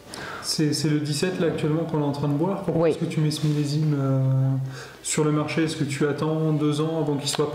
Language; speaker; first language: French; native; French